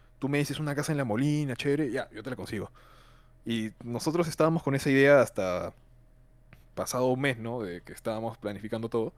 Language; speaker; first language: Spanish; native; Spanish